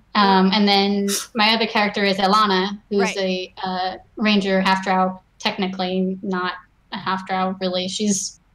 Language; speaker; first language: English; native; English